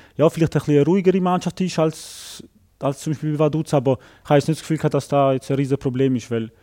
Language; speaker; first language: German; native; German